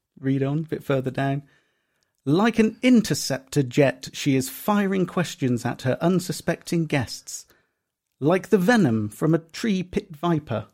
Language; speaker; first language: English; native; English